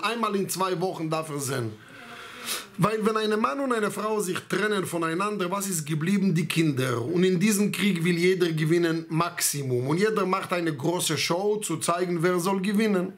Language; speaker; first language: German; non-native, fluent; Hebrew